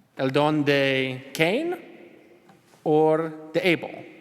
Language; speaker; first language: Spanish; non-native, learner; English